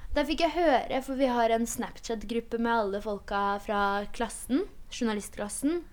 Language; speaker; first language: Norwegian; early bilingual, other home language; Polish